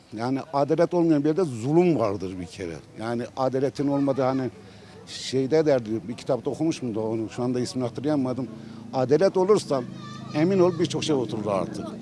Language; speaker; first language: Turkish; non-native, local second language; Kurdish